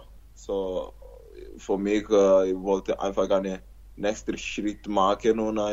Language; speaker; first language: German; non-native, learner; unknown